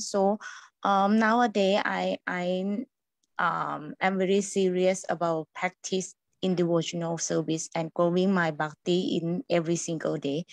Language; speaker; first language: English; non-native, learner; Thai